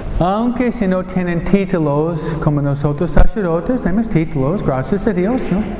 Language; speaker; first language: Spanish; non-native, fluent; English